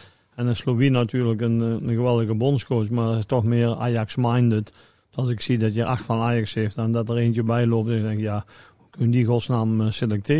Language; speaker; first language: Dutch; native; Dutch